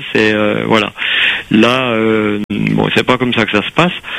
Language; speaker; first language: French; native; French